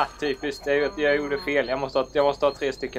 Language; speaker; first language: Swedish; native; Swedish